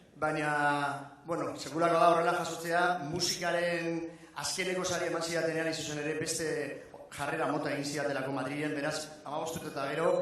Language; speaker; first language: Basque; native; Basque